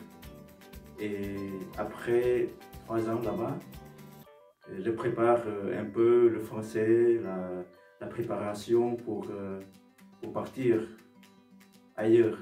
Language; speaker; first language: French; non-native, fluent; Vietnamese